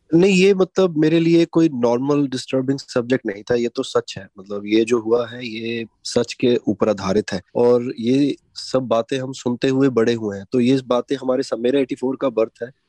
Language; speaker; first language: Hindi; non-native, local second language; Punjabi